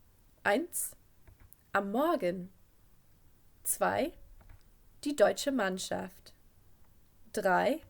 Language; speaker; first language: German; non-native, fluent; English